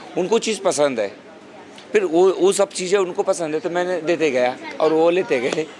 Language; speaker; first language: Hindi; non-native, local second language; Marathi